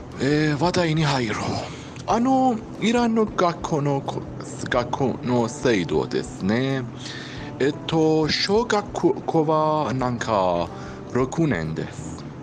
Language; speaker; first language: Japanese; non-native, learner; Persian